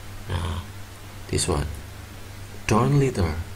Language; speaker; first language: English; non-native, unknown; Indonesian